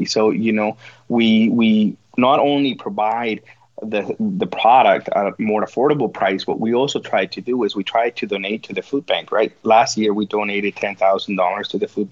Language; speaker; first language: English; non-native, fluent; Spanish